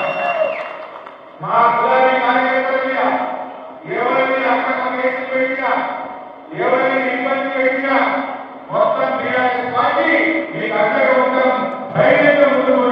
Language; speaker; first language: Telugu; native; Telugu